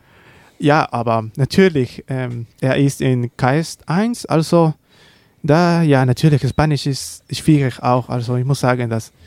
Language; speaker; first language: German; non-native, learner; Spanish